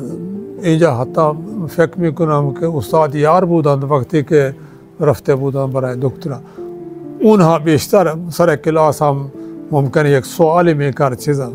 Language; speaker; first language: Persian; non-native, fluent; Punjabi